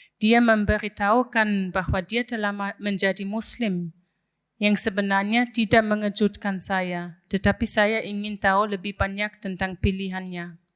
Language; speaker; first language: Indonesian; non-native, fluent; German